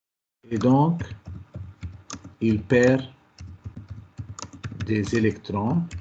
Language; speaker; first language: French; non-native, local second language; Arabic